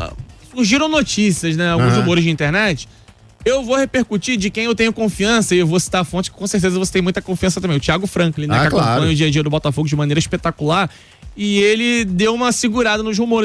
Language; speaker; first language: Portuguese; native; Portuguese